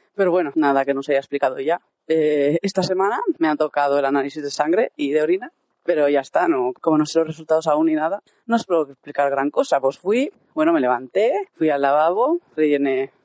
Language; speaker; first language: Spanish; native; Spanish